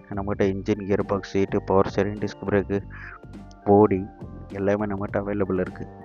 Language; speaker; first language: Tamil; native; Tamil